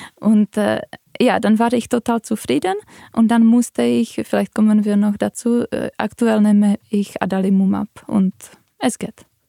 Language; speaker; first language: German; non-native, fluent; Czech